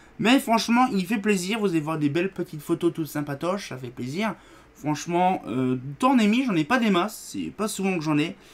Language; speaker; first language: French; native; French